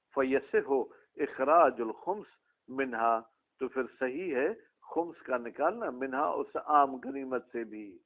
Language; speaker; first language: Urdu; non-native, local second language; Sindhi